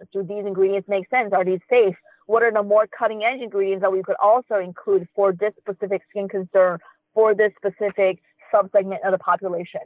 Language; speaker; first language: English; early bilingual, other home language; Chinese